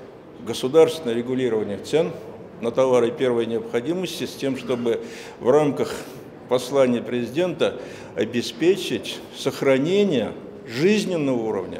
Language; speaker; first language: Russian; native; Russian